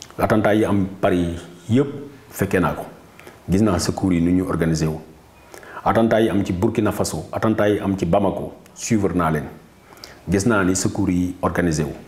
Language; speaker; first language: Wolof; native; Wolof